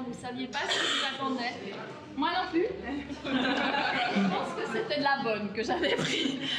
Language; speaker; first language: French; native; French